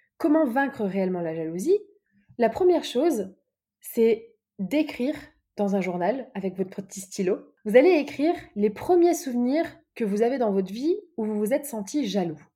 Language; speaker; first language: French; native; French